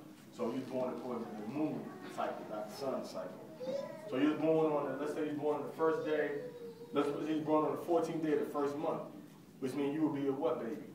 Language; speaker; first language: English; native; English